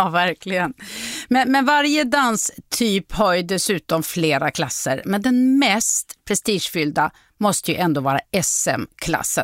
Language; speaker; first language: Swedish; native; Swedish